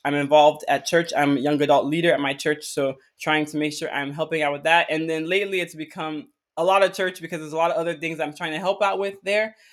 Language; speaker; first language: English; early bilingual, other home language; Akan